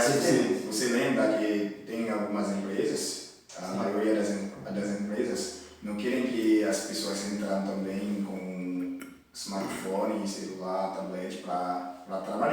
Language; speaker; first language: Portuguese; non-native, learner; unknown